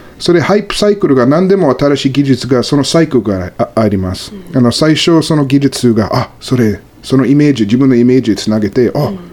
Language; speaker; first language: Japanese; non-native, fluent; English